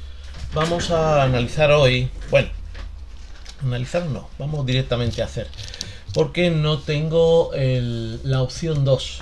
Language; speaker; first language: Spanish; native; Spanish